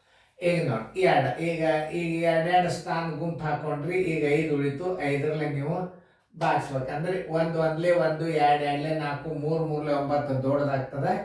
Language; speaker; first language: Kannada; native; Kannada